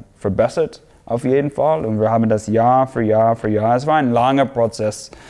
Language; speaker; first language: German; non-native, fluent; English